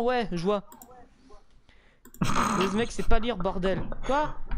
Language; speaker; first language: French; native; French